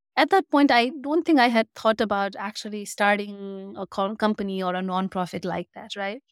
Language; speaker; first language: English; non-native, local second language; Nepali